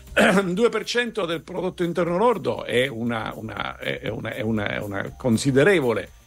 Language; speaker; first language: Italian; native; Italian